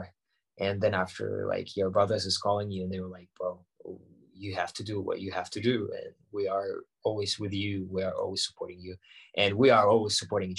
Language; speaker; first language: English; non-native, fluent; Ukrainian